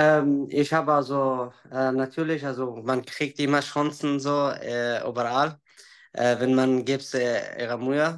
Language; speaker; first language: German; non-native, learner; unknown